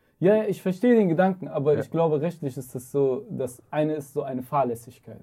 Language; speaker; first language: German; early bilingual, other home language; Arabic